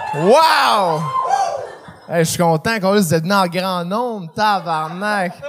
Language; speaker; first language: French; native; French